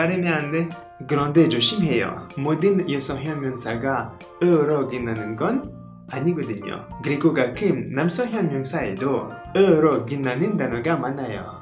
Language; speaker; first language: Korean; non-native, learner; French